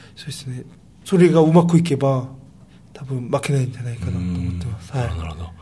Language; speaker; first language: Japanese; early bilingual, other home language; Korean